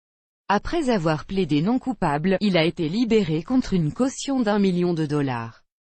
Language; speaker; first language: French; native; French